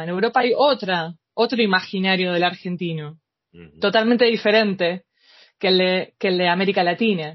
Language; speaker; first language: Spanish; native; Spanish